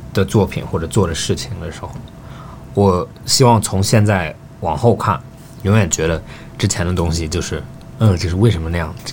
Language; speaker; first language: Chinese; early bilingual, heritage; Chinese